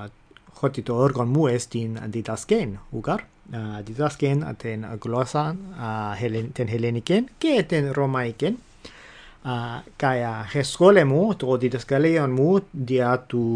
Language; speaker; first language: Greek; non-native, fluent; English